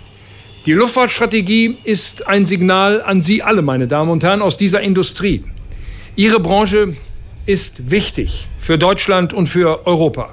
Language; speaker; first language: German; native; German